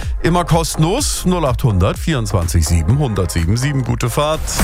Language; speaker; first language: German; native; German